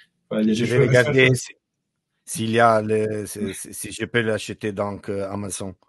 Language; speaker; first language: French; non-native, learner; Italian